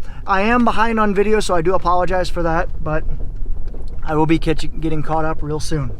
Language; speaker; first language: English; native; English